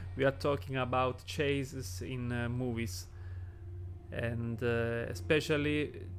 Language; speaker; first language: English; non-native, fluent; Italian